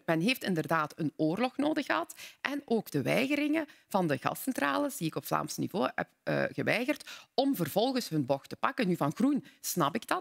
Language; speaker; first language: Dutch; native; Dutch